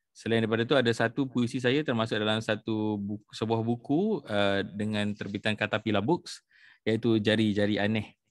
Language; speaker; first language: Malay; native; Malay